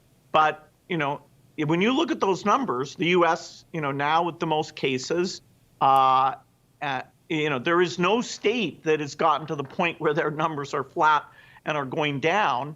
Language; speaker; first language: English; native; English